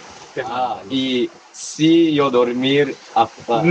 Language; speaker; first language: Spanish; non-native, learner; Japanese